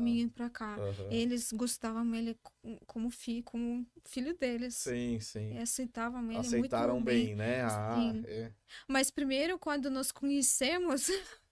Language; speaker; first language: Portuguese; non-native, learner; Russian